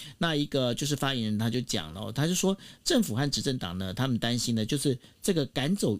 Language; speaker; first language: Chinese; native; Chinese